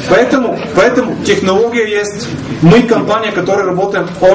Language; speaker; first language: Russian; non-native, fluent; Bulgarian